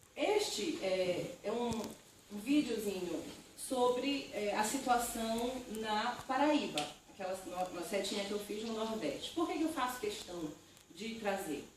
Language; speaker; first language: Portuguese; native; Portuguese